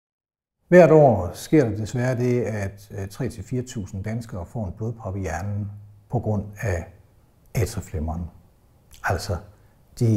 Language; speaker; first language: Danish; native; Danish